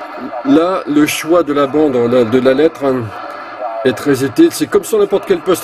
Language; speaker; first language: French; native; French